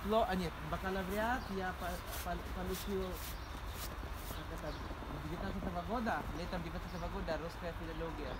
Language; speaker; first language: Russian; non-native, fluent; Filipino